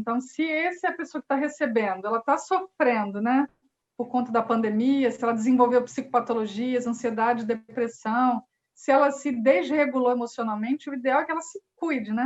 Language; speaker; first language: Portuguese; native; Portuguese